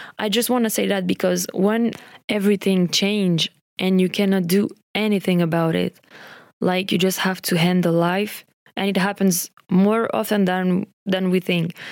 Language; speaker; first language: English; non-native, fluent; French